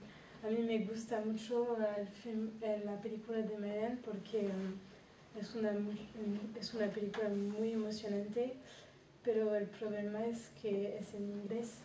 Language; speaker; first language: Spanish; non-native, learner; French